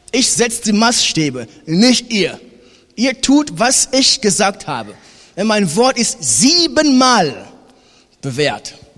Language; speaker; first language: German; non-native, fluent; French